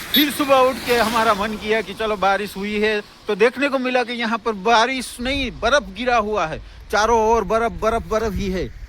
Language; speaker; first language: Hindi; non-native, local second language; Gujarati